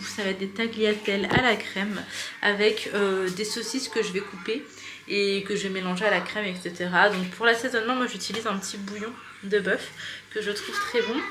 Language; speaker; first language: French; native; French